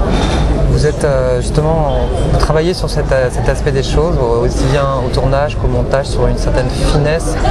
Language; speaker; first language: French; native; French